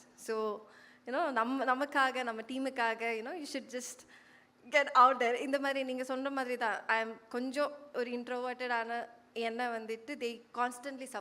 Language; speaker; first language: Tamil; non-native, fluent; Malayalam